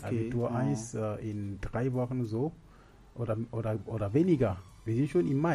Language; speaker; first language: German; non-native, learner; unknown